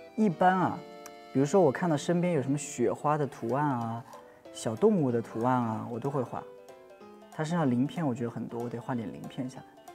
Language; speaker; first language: Chinese; native; Chinese